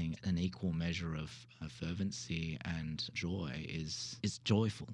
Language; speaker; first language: English; native; English